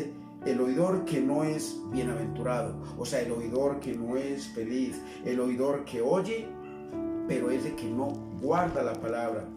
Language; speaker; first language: Spanish; native; Spanish